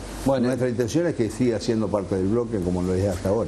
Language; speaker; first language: Spanish; native; Spanish